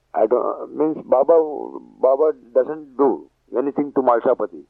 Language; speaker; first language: English; non-native, local second language; Marathi